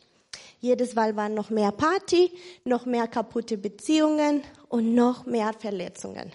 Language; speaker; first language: German; non-native, fluent; Spanish